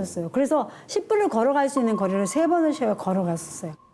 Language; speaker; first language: Korean; native; Korean